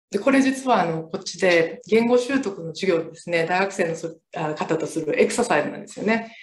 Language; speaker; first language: Japanese; native; Japanese